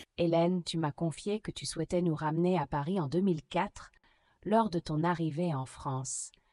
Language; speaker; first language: French; native; French